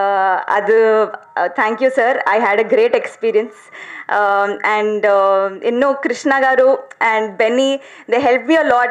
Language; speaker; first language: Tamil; non-native, learner; Telugu